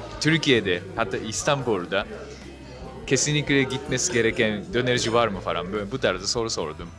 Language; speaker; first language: Turkish; non-native, fluent; Japanese